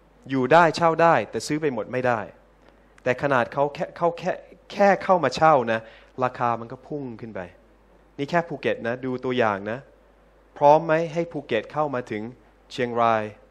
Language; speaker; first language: Thai; early bilingual, heritage; Thai